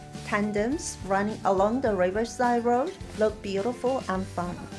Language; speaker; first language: English; non-native, fluent; Korean